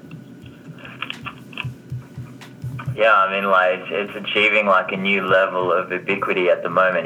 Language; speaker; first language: English; native; English